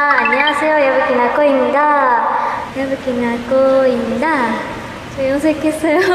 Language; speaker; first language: Korean; non-native, fluent; Japanese